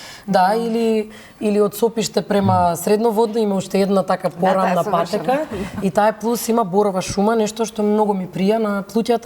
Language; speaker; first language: Macedonian; native; Macedonian